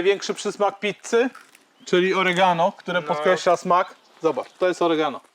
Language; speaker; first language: Polish; native; Polish